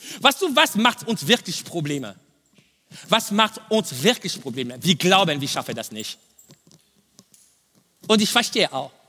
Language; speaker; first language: German; non-native, fluent; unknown